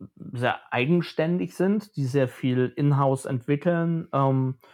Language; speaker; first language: German; native; German